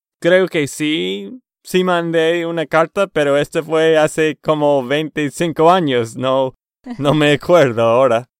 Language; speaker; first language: Spanish; non-native, learner; English